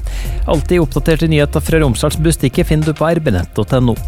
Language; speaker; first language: Norwegian; native; Norwegian